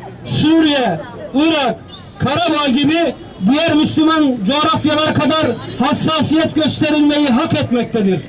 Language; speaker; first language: Turkish; native; Turkish